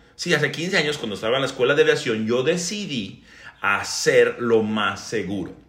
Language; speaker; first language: Spanish; native; Spanish